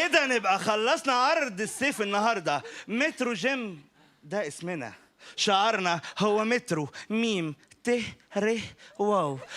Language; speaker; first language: Arabic; native; Arabic